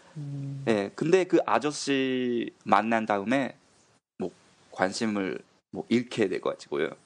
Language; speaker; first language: Korean; non-native, fluent; Japanese